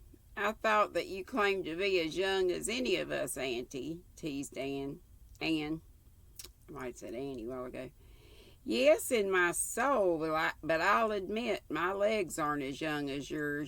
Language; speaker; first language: English; native; English